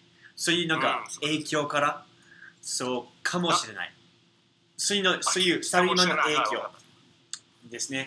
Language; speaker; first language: Japanese; non-native, fluent; English